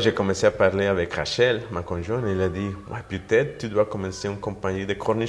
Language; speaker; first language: French; non-native, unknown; Spanish